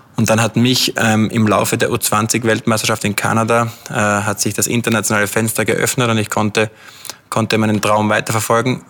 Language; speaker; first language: German; native; German